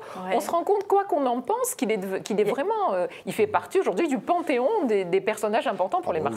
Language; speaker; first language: French; native; French